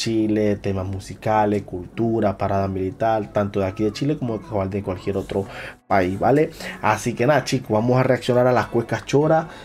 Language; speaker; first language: Spanish; native; Spanish